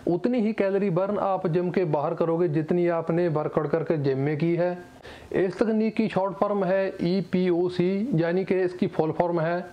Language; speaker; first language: Hindi; non-native, local second language; Punjabi